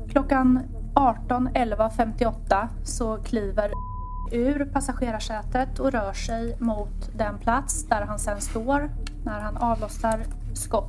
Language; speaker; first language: Swedish; native; Swedish